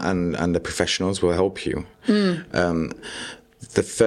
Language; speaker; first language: English; native; English